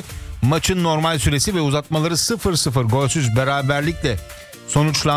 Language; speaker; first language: Turkish; native; Turkish